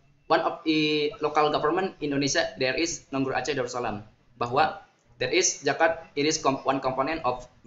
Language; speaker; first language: English; non-native, learner; Indonesian